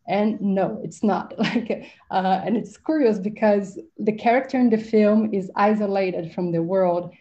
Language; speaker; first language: English; non-native, fluent; Portuguese